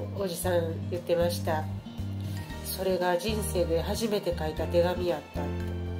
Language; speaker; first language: Japanese; native; Japanese